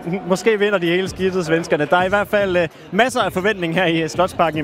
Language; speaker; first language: Danish; native; Danish